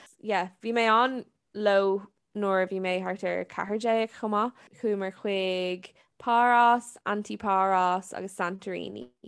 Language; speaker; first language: Irish; non-native, local second language; English